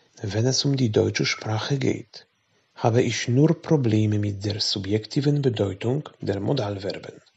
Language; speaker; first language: German; non-native, fluent; Polish